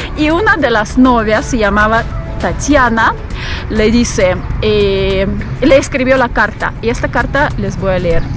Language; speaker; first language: Spanish; non-native, fluent; Russian